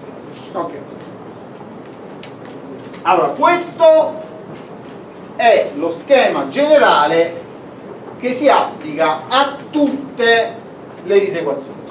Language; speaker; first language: Italian; native; Italian